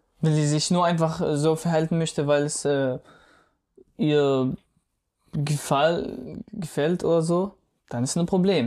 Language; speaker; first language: German; non-native, fluent; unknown